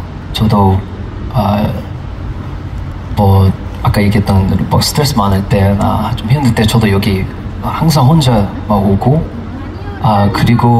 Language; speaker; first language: Korean; non-native, fluent; English